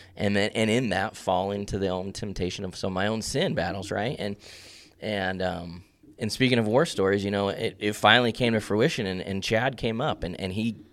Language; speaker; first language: English; native; English